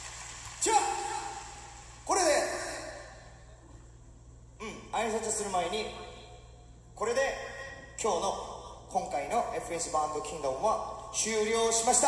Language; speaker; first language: Japanese; non-native, fluent; Korean